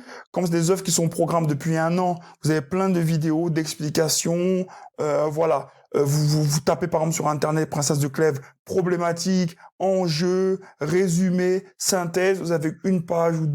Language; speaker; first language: French; native; French